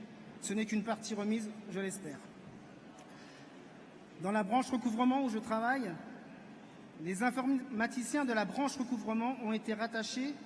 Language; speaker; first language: French; native; French